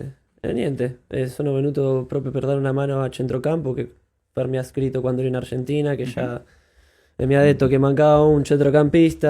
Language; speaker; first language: Italian; non-native, fluent; Spanish